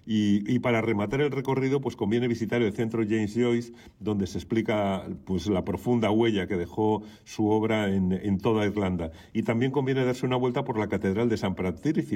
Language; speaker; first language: Spanish; native; Spanish